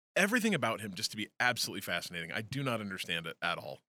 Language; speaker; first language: English; native; English